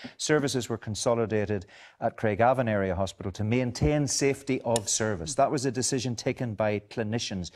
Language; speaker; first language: English; native; English